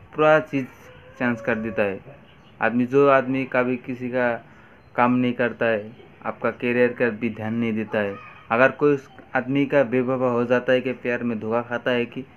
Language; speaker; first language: Hindi; non-native, local second language; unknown